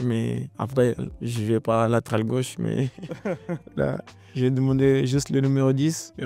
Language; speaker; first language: French; non-native, learner; Portuguese